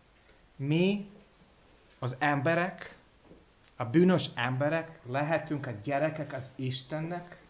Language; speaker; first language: Hungarian; non-native, fluent; English